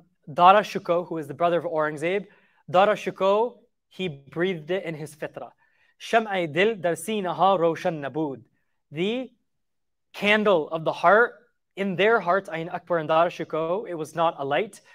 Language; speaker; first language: English; native; English